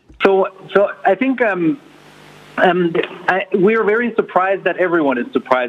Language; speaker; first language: English; non-native, fluent; German